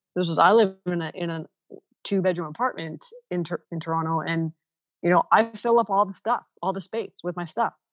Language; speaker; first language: English; non-native, fluent; Ukrainian